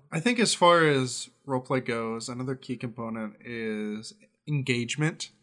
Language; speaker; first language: English; native; English